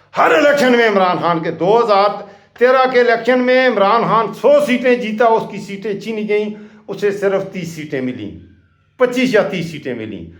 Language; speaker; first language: Urdu; non-native, local second language; Punjabi